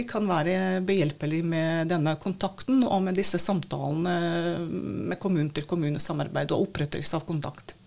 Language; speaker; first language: Norwegian; non-native, fluent; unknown